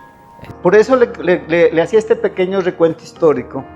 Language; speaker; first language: Spanish; native; Spanish